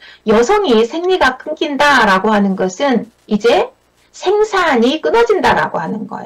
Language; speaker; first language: Korean; native; Korean